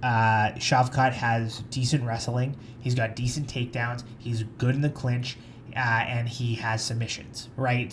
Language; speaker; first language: English; native; English